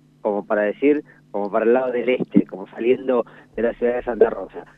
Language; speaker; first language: Spanish; native; Spanish